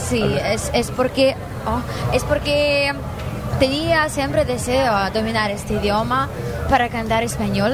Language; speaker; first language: Spanish; non-native, learner; Ukrainian